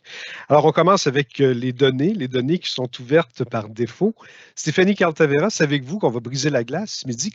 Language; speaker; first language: French; native; French